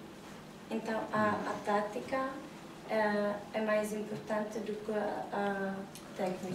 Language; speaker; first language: Portuguese; non-native, fluent; Czech